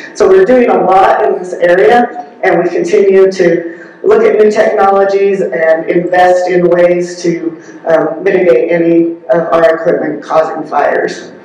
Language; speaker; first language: English; native; English